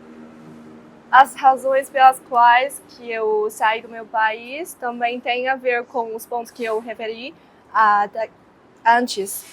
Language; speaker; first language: Portuguese; non-native, fluent; Chinese